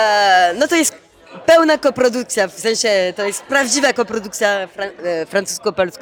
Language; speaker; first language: Polish; early bilingual, heritage; Polish